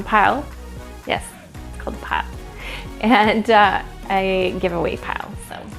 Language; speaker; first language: English; native; English